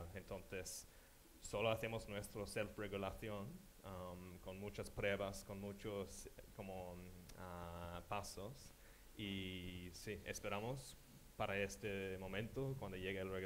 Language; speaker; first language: Spanish; non-native, fluent; English